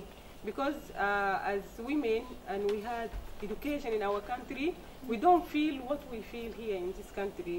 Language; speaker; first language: English; non-native, fluent; Arabic